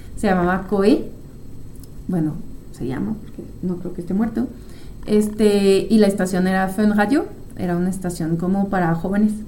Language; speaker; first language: Spanish; non-native, fluent; French